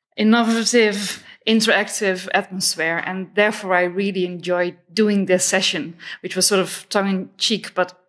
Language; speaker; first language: English; non-native, fluent; Dutch